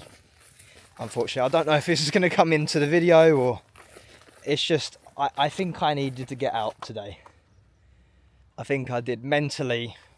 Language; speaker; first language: English; native; English